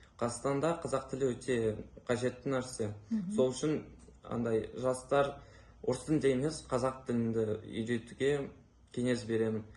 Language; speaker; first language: Kazakh; non-native, local second language; Russian